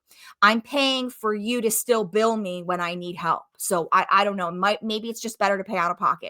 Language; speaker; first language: English; native; English